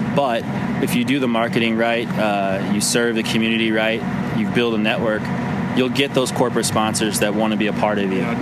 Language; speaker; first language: English; native; English